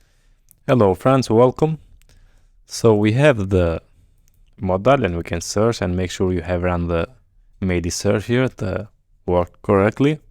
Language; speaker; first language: English; non-native, fluent; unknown